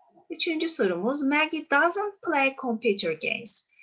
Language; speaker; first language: English; non-native, fluent; Turkish